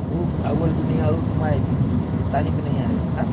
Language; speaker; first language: Arabic; non-native, learner; Hindi